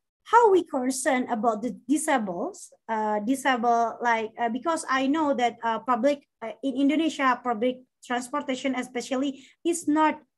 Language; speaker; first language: English; non-native, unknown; Indonesian